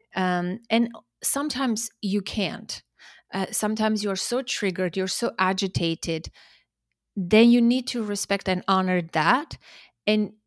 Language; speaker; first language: English; early bilingual, other home language; Armenian